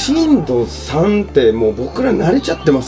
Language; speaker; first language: Japanese; native; Japanese